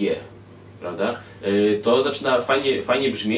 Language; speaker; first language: Polish; native; Polish